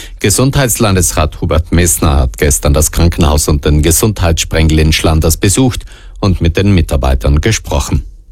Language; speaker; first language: German; native; German